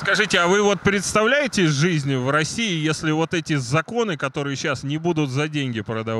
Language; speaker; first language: Russian; native; Russian